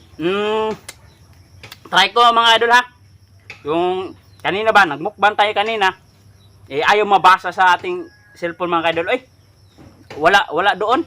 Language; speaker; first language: Filipino; non-native, local second language; Cebuano